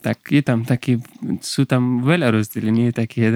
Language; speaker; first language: Slovak; non-native, learner; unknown